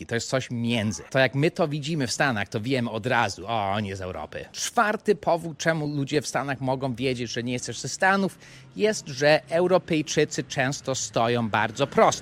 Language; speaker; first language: Polish; non-native, fluent; English